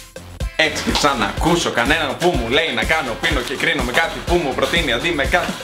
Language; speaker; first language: Greek; native; Greek